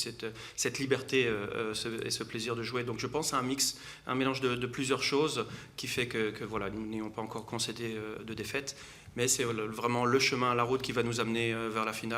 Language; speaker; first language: French; native; French